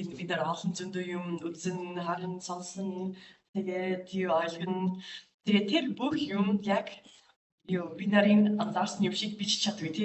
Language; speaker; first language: Mongolian; non-native, learner; English